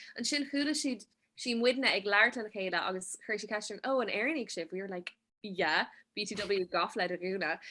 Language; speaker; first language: Irish; non-native, local second language; English